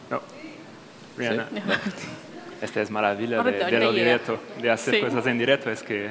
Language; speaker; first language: Spanish; non-native, fluent; Portuguese